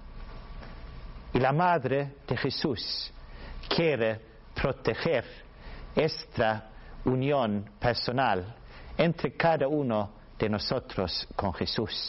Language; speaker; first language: Spanish; non-native, learner; Swedish